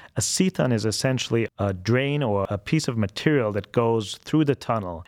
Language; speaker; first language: English; non-native, fluent; German